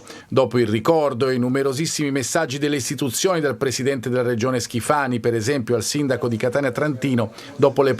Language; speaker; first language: Italian; native; Italian